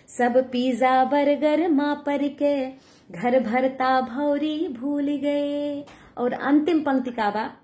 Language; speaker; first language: Hindi; native; Hindi